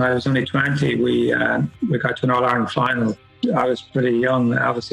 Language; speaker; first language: English; native; English